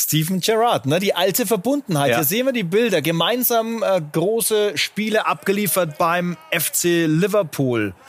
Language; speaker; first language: German; native; German